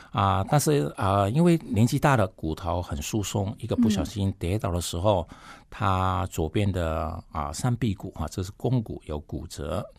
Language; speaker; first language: Chinese; non-native, fluent; Cantonese